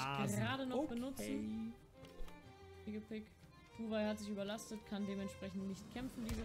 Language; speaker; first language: German; native; German